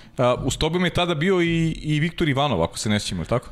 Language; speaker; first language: Serbian; native; Serbian